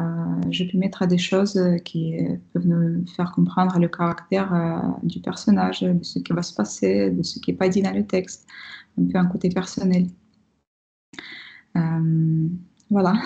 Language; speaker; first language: French; non-native, fluent; Russian